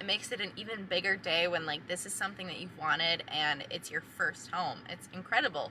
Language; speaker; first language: English; native; English